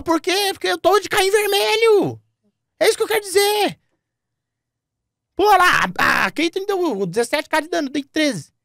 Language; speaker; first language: Portuguese; native; Portuguese